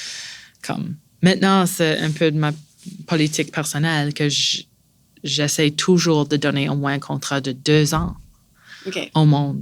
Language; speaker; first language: French; non-native, local second language; English